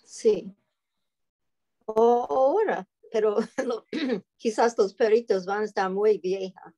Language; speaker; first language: Spanish; non-native, learner; English